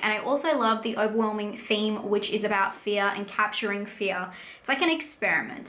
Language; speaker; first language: English; native; English